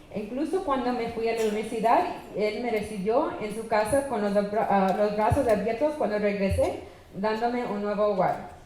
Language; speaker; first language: Spanish; early bilingual, other home language; English